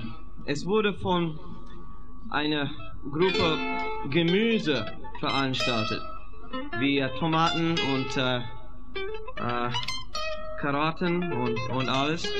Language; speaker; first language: German; non-native, fluent; English